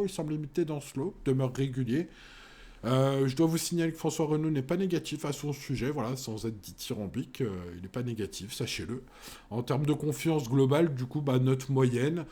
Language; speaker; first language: French; native; French